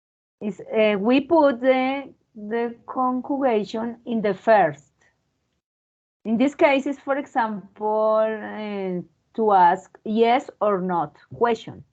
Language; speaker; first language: English; non-native, learner; Spanish